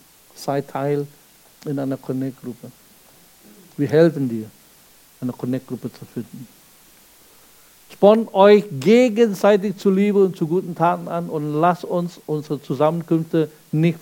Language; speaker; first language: German; non-native, fluent; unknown